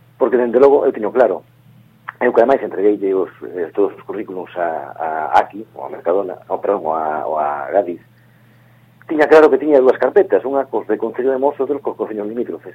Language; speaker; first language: Galician; non-native, local second language; Spanish